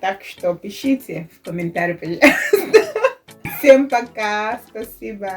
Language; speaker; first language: Russian; non-native, fluent; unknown